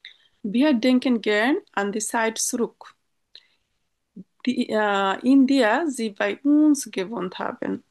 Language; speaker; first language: German; non-native, learner; Bangla